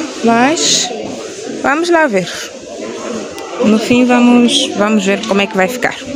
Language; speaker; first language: Portuguese; non-native, local second language; Kabuverdianu